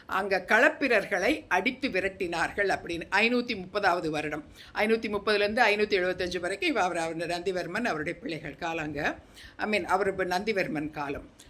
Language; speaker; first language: Tamil; non-native, local second language; Telugu